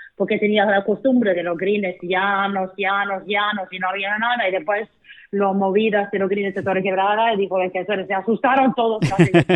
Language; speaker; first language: Spanish; non-native, fluent; Swedish